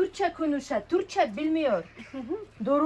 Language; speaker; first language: Turkish; non-native, learner; Russian